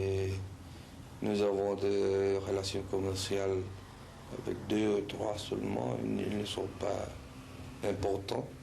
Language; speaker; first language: French; non-native, fluent; Spanish